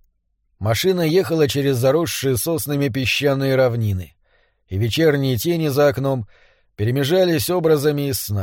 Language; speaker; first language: Russian; native; Russian